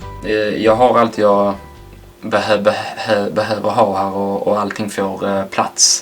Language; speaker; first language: Swedish; native; Swedish